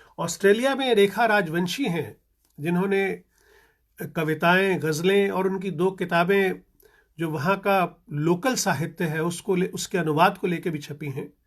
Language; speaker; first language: Hindi; non-native, local second language; Punjabi